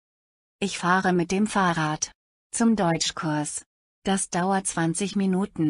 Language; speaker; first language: German; non-native, learner; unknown